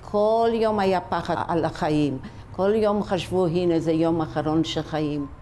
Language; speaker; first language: Hebrew; early bilingual, other home language; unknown